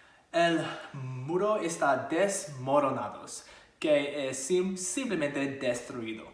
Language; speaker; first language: Spanish; non-native, learner; English